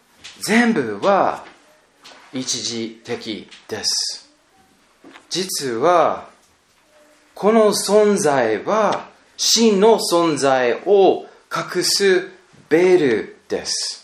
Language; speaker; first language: Japanese; non-native, learner; English